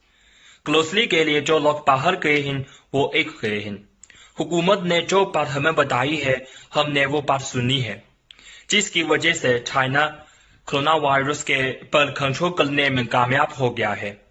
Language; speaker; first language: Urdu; non-native, learner; Chinese